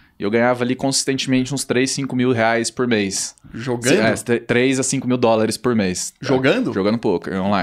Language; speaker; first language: Portuguese; native; Portuguese